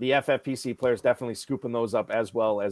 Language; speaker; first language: English; native; English